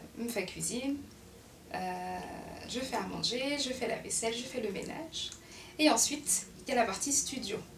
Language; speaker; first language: French; early bilingual, other home language; Haitian Creole